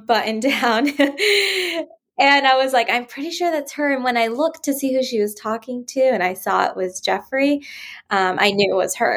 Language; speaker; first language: English; native; English